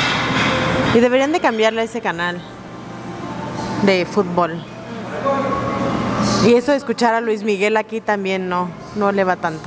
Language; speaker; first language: Spanish; native; Spanish